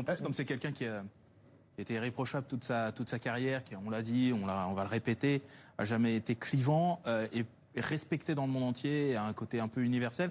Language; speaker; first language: French; native; French